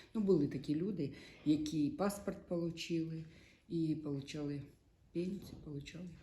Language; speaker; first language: Ukrainian; non-native, local second language; Russian